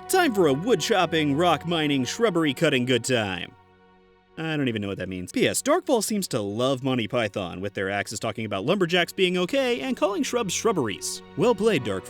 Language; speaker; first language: English; native; English